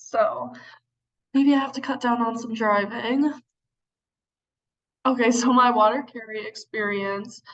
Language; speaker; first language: English; native; English